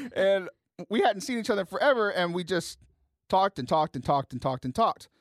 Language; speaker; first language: English; native; English